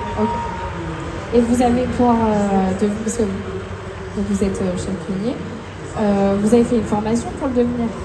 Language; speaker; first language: French; native; French